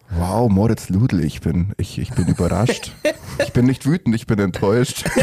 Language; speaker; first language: German; native; German